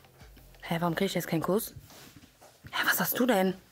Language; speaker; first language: German; native; German